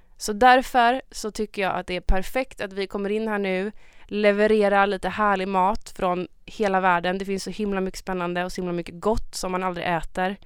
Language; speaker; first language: Swedish; native; Swedish